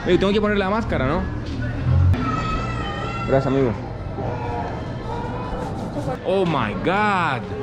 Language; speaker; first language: Spanish; non-native, learner; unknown